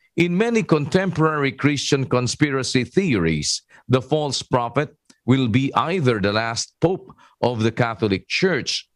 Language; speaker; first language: English; non-native, local second language; Filipino